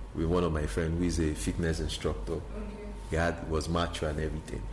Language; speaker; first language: English; non-native, local second language; Igbo